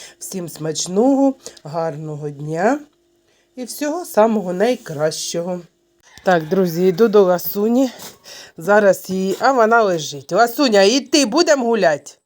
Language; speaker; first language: Ukrainian; native; Ukrainian